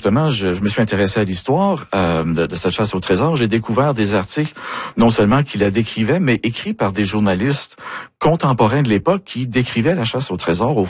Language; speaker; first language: French; native; French